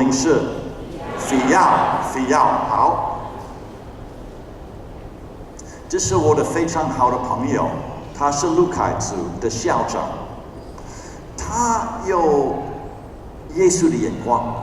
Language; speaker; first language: Chinese; non-native, fluent; English